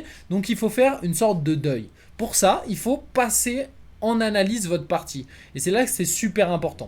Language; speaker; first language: French; native; French